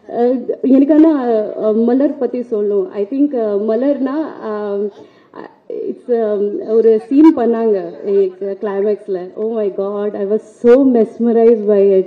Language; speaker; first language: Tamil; non-native, learner; Marathi